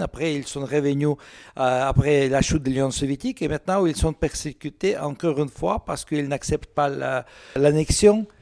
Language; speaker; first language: French; non-native, learner; Russian